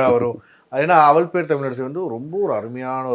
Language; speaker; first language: Tamil; native; Tamil